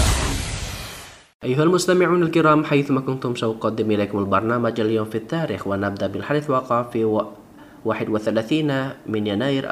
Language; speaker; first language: Arabic; non-native, fluent; Indonesian